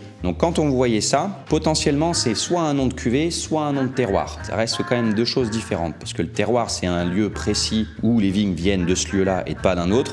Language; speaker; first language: French; native; French